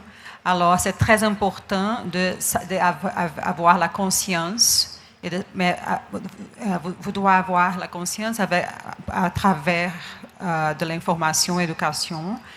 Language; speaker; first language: French; non-native, learner; Portuguese